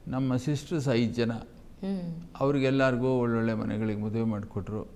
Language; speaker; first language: Kannada; native; Kannada